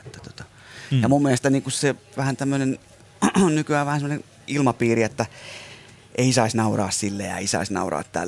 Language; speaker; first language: Finnish; native; Finnish